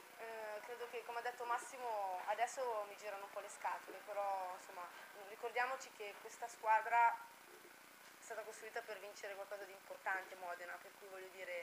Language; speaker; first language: Italian; native; Italian